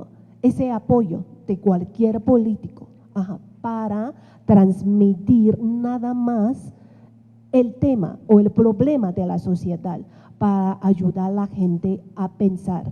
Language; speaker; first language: Spanish; non-native, fluent; Chinese